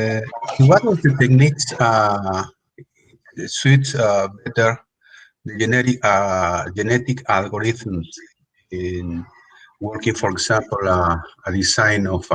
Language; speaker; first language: English; non-native, fluent; Spanish